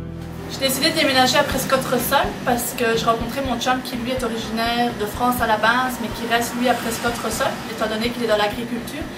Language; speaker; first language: French; native; French